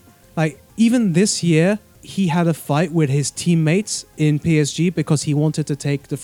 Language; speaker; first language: English; native; English